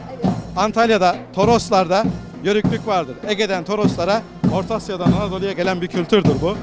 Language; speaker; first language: Turkish; native; Turkish